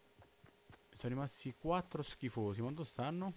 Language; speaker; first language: Italian; native; Italian